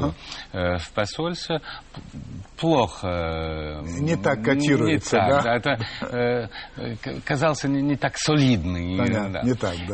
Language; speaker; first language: Russian; non-native, fluent; French